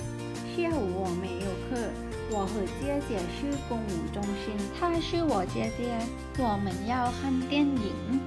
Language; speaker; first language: Chinese; non-native, learner; Thai